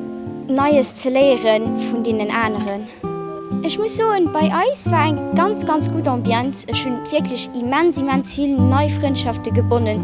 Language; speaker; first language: German; non-native, local second language; Luxembourgish